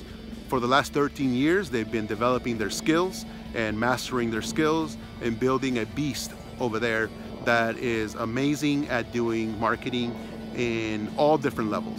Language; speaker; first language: English; early bilingual, other home language; Spanish